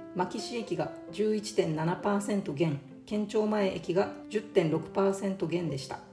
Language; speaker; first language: Japanese; native; Japanese